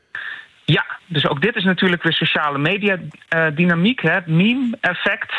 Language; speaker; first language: Dutch; native; Dutch